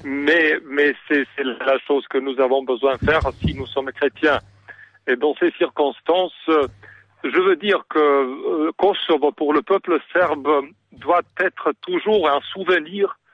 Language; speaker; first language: French; non-native, learner; Serbian